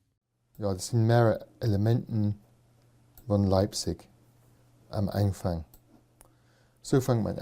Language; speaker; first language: German; non-native, fluent; English